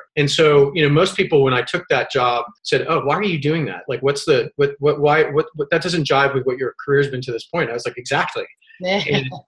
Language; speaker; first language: English; native; English